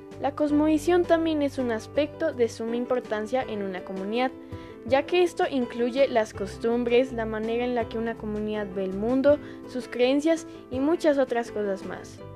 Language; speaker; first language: Spanish; native; Spanish